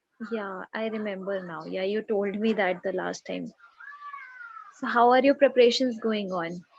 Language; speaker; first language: English; non-native, local second language; Hindi